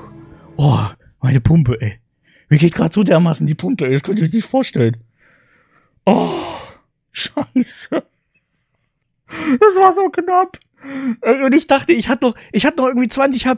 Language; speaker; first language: German; native; German